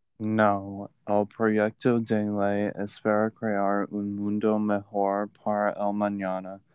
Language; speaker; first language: Spanish; non-native, learner; English